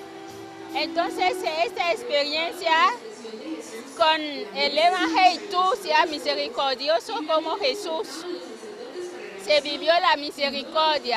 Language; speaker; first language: Spanish; non-native, fluent; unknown